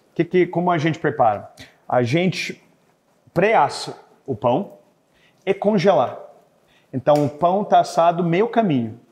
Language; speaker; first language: Portuguese; non-native, fluent; French